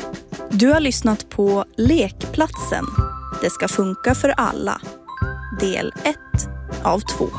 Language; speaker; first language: Swedish; native; Swedish